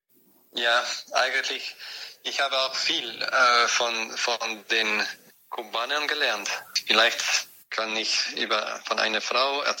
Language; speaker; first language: German; non-native, fluent; French